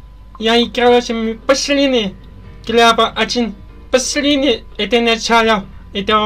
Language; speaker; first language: Russian; non-native, learner; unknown